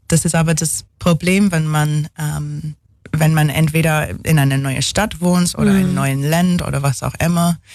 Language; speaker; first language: German; non-native, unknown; English